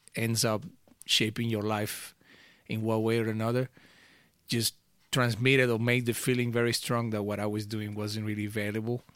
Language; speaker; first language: English; early bilingual, other home language; Portuguese